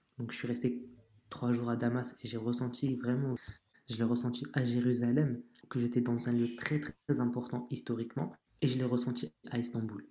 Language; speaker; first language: French; native; French